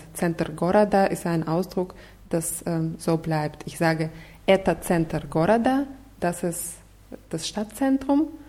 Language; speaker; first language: German; non-native, fluent; Russian